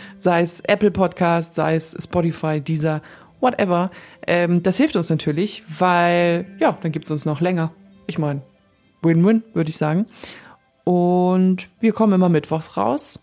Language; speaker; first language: German; native; German